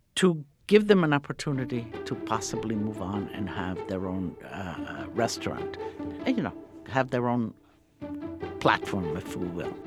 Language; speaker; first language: English; early bilingual, other home language; Croatian